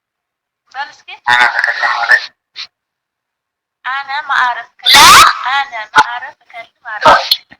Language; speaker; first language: Arabic; non-native, learner; Amharic